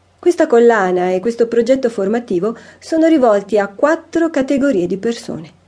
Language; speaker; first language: Italian; native; Italian